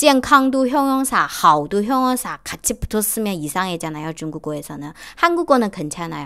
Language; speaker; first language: Korean; non-native, fluent; Chinese